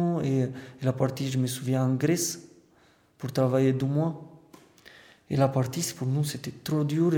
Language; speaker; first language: French; non-native, fluent; Romanian